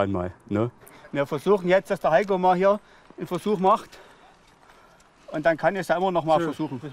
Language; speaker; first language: German; native; German